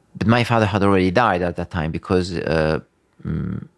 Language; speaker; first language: English; early bilingual, other home language; French